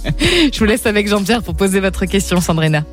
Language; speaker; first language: French; native; French